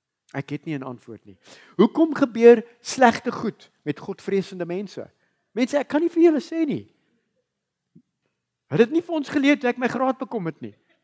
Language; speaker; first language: Afrikaans; early bilingual, heritage; Afrikaans